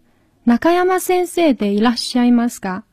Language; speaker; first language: Japanese; non-native, fluent; Chinese